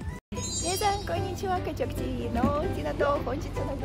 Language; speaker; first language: Japanese; non-native, fluent; Russian